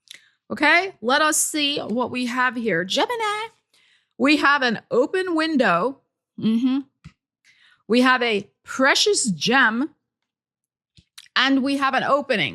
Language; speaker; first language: English; native; English